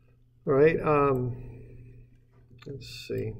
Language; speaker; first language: English; native; English